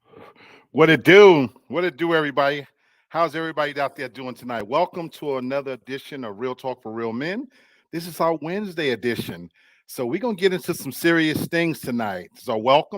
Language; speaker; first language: English; native; English